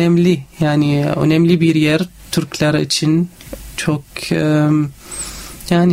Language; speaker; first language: Turkish; non-native, learner; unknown